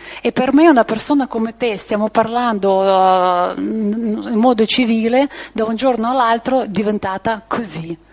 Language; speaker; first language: Italian; non-native, fluent; Ukrainian